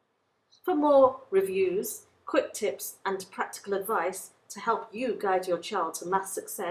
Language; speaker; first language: English; native; English